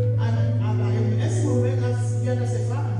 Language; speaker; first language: German; non-native, fluent; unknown